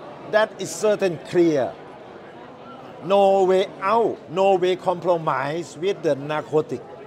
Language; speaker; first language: English; non-native, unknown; Thai